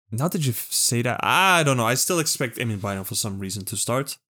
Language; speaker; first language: English; non-native, fluent; Dutch